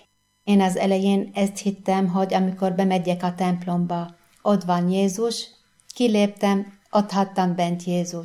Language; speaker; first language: Hungarian; non-native, fluent; Arabic